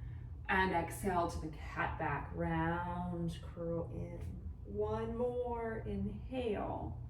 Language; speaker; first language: English; native; English